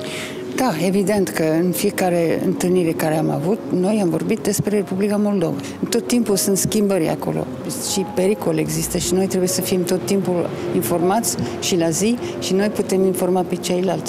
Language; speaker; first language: Romanian; non-native, fluent; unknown